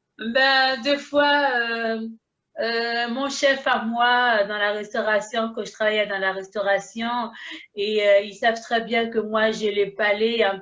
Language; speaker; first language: French; early bilingual, other home language; Haitian Creole